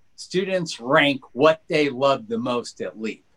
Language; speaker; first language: English; native; English